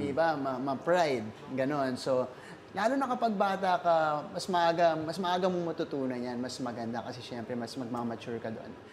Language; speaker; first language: Filipino; native; Filipino